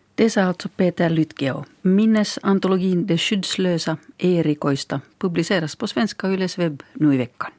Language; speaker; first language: Swedish; native; Swedish